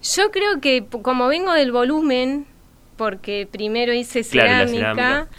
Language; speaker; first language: Spanish; native; Spanish